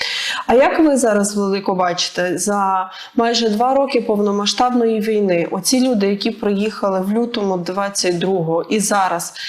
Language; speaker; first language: Ukrainian; native; Ukrainian